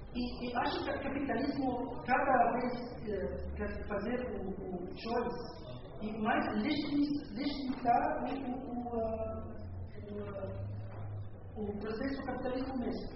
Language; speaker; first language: Portuguese; non-native, learner; Spanish